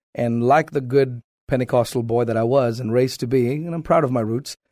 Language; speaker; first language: English; non-native, local second language; Malayalam